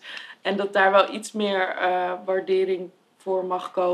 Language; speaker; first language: Dutch; native; Dutch